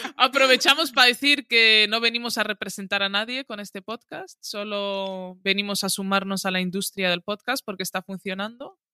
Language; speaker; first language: Spanish; early bilingual, other home language; Arabic